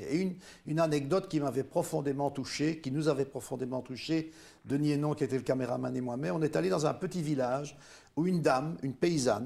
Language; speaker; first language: French; native; French